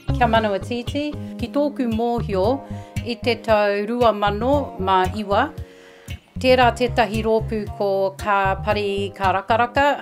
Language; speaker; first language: Māori; non-native, local second language; English